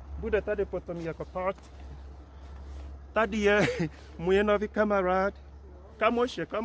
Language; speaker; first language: Czech; non-native, learner; English